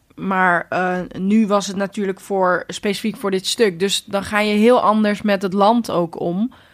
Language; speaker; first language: Dutch; native; Dutch